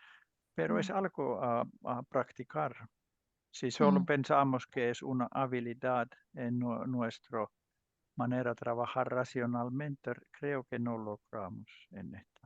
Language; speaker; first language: Spanish; non-native, learner; Finnish